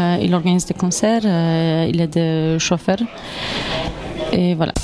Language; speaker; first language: French; non-native, fluent; Polish